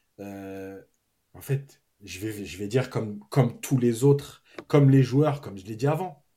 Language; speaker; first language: French; native; French